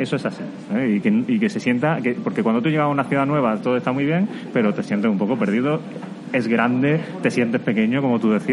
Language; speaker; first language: Spanish; native; Spanish